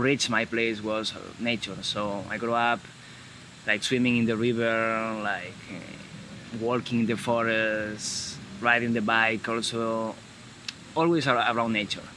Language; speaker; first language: English; non-native, fluent; Spanish